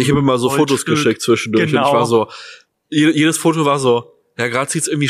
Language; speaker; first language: German; native; German